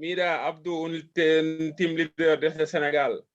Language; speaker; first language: Spanish; non-native, learner; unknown